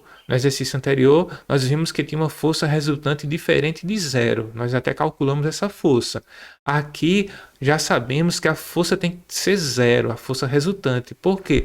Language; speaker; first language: Portuguese; native; Portuguese